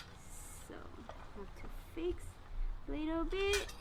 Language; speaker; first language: English; non-native, learner; Thai